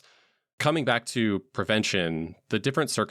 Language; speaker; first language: English; native; English